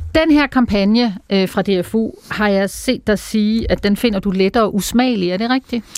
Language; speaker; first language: Danish; native; Danish